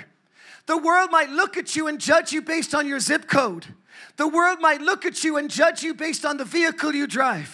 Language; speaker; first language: English; native; English